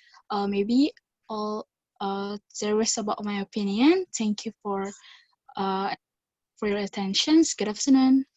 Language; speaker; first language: English; non-native, learner; Indonesian